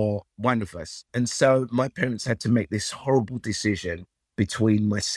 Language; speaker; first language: English; early bilingual, other home language; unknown